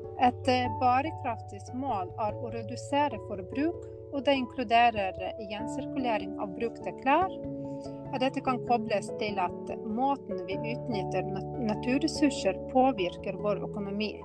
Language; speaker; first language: Norwegian; non-native, fluent; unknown